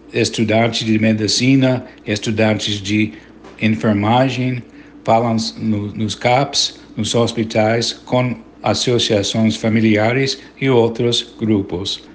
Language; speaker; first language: Portuguese; non-native, fluent; English